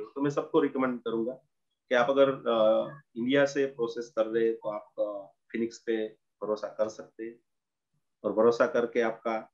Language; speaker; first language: Hindi; non-native, local second language; Gujarati